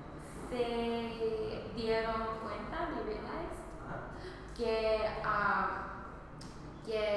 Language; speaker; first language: Spanish; early bilingual, heritage; Spanish